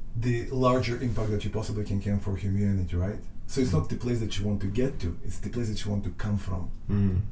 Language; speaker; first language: English; non-native, fluent; Russian